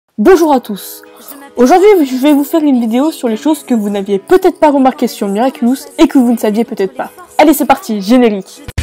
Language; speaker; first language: French; native; French